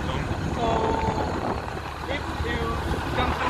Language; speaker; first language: English; non-native, learner; Vietnamese